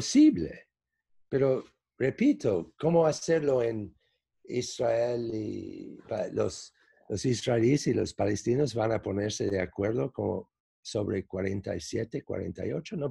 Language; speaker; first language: Spanish; non-native, fluent; English